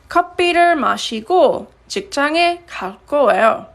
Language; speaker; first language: Korean; non-native, fluent; English